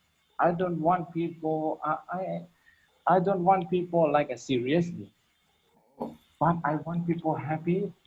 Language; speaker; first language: English; non-native, learner; Lao